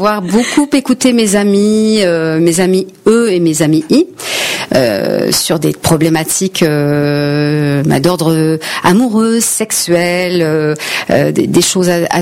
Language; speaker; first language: French; native; French